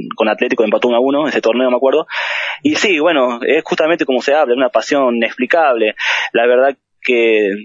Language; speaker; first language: Spanish; native; Spanish